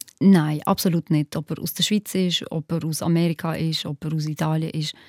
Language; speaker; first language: German; early bilingual, other home language; Albanian